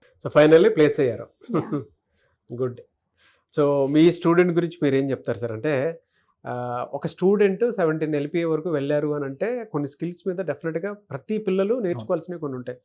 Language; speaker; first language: Telugu; native; Telugu